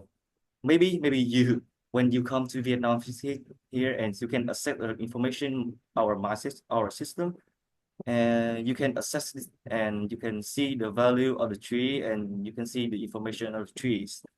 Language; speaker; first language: English; non-native, learner; Vietnamese